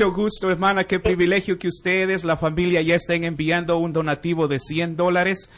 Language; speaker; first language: Spanish; native; Spanish